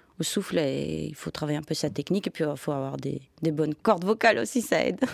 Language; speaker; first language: French; non-native, fluent; Dutch